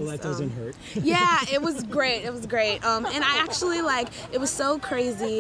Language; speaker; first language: English; native; English